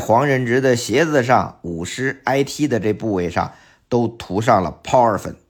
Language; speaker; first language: Chinese; native; Chinese